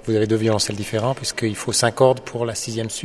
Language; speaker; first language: French; native; French